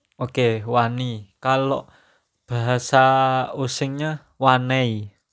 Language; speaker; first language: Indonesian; non-native, local second language; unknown